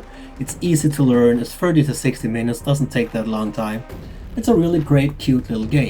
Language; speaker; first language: English; non-native, fluent; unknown